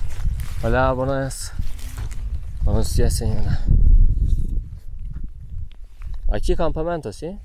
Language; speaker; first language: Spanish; non-native, learner; Turkish